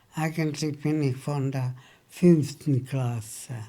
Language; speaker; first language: German; early bilingual, heritage; German